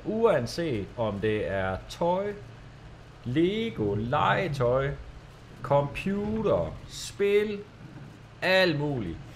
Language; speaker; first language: Danish; native; Danish